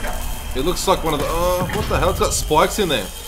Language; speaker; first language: English; native; English